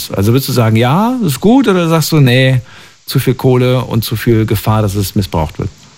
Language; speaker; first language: German; native; German